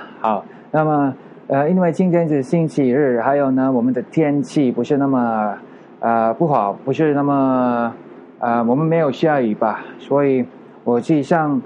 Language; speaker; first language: Chinese; non-native, learner; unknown